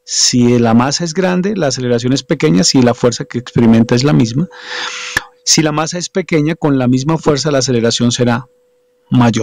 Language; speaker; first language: Spanish; native; Spanish